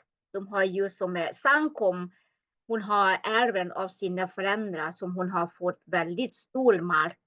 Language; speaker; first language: Swedish; non-native, learner; Thai